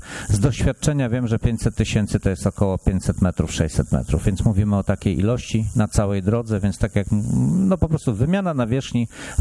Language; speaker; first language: Polish; native; Polish